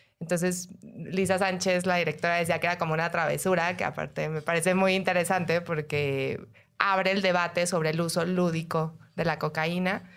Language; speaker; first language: Spanish; native; Spanish